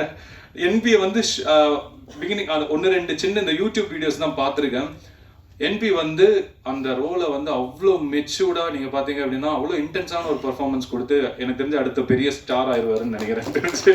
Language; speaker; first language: Tamil; native; Tamil